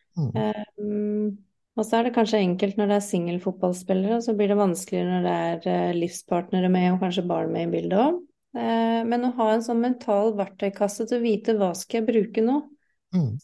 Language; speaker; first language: Norwegian; non-native, fluent; English